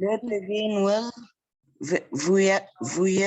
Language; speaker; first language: French; non-native, learner; Arabic